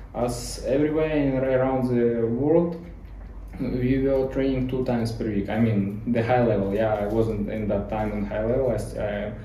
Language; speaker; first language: English; non-native, learner; Ukrainian